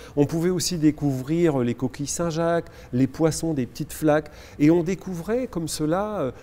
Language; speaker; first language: French; native; French